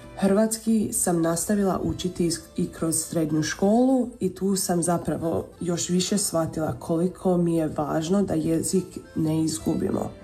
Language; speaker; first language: Croatian; early bilingual, heritage; Croatian